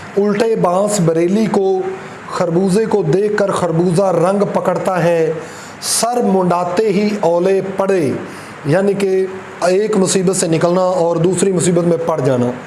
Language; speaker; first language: Urdu; non-native, local second language; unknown